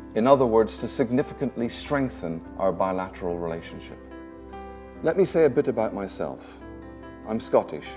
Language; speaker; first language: English; native; English